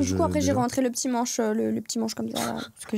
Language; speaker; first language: French; native; French